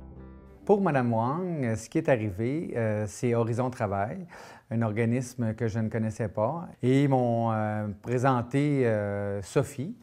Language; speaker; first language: French; native; French